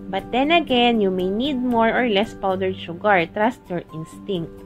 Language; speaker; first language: English; non-native, local second language; Filipino